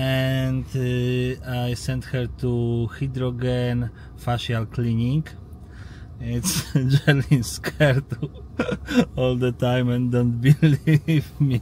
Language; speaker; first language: English; non-native, learner; Polish